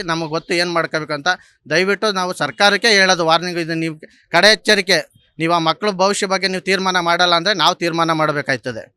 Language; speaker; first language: Kannada; native; Kannada